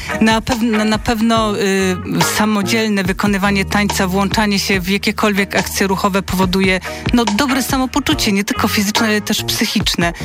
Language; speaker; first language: Polish; native; Polish